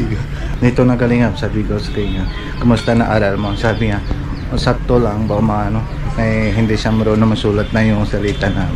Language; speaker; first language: Filipino; non-native, learner; Punjabi